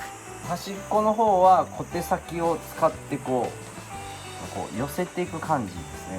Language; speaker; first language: Japanese; native; Japanese